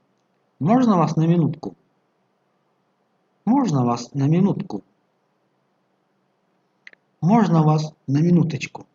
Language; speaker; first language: Russian; non-native, fluent; Tajik